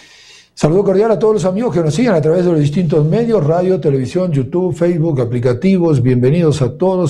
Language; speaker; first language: Spanish; native; Spanish